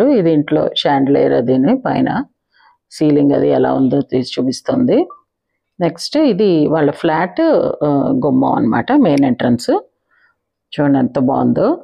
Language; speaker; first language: Telugu; native; Telugu